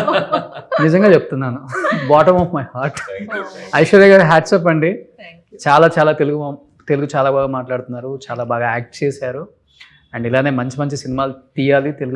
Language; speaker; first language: Telugu; native; Telugu